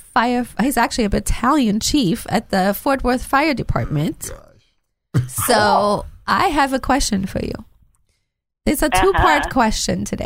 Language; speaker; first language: English; non-native, fluent; German